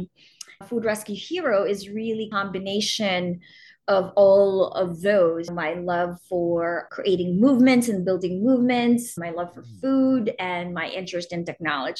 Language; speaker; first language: English; non-native, local second language; Filipino